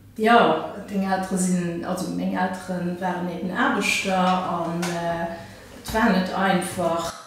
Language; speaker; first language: Luxembourgish; early bilingual, other home language; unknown